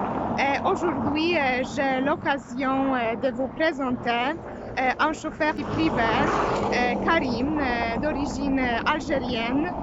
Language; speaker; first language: French; non-native, fluent; Polish